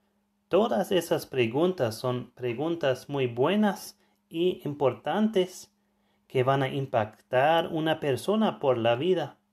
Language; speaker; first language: Spanish; non-native, fluent; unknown